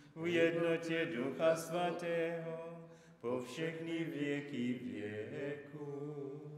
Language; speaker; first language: Czech; non-native, learner; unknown